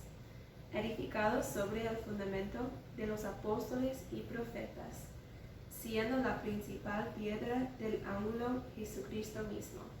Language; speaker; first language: Spanish; non-native, fluent; English